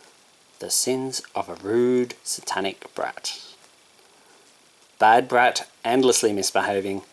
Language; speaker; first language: English; native; English